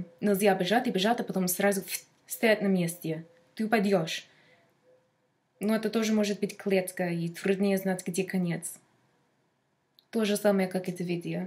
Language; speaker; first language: Russian; non-native, fluent; English